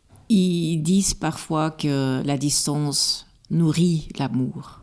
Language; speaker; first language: French; non-native, local second language; Dutch